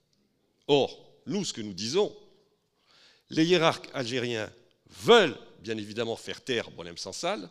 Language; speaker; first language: French; native; French